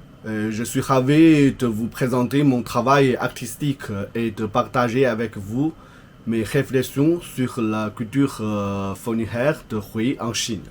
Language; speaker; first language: French; non-native, fluent; Chinese